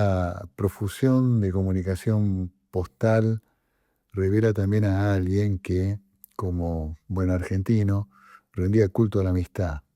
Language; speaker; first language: Spanish; native; Spanish